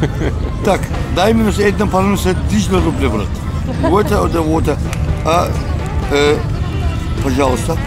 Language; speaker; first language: Russian; non-native, learner; Turkish